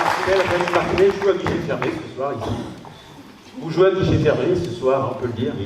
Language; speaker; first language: French; native; French